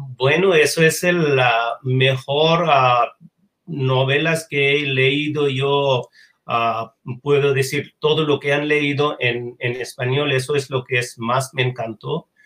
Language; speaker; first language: Spanish; non-native, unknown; Bangla